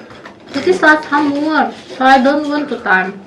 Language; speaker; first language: English; non-native, learner; Indonesian